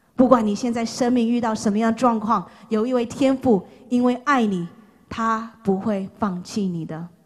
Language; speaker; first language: Chinese; non-native, fluent; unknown